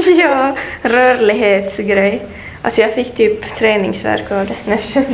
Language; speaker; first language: Swedish; native; Swedish